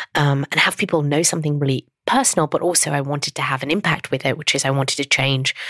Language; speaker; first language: English; native; English